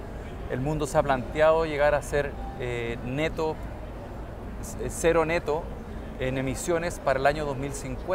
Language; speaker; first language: Spanish; native; Spanish